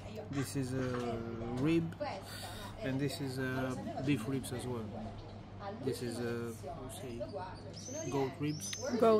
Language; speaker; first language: English; non-native, learner; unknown